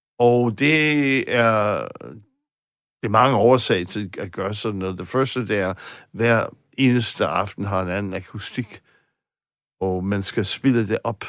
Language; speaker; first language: Danish; non-native, fluent; English